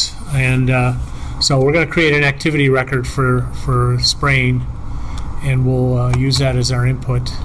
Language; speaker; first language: English; native; English